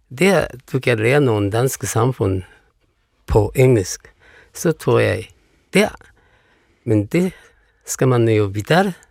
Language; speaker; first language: Danish; non-native, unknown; Japanese